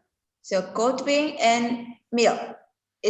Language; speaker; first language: English; non-native, learner; Indonesian